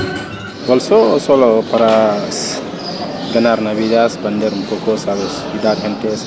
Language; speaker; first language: Spanish; non-native, learner; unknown